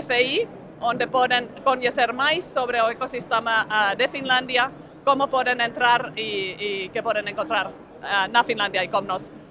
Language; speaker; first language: Portuguese; non-native, fluent; Finnish